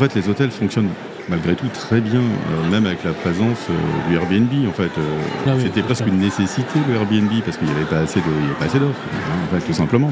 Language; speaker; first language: French; native; French